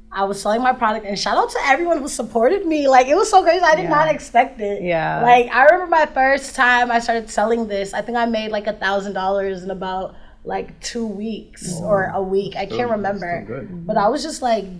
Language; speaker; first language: English; native; English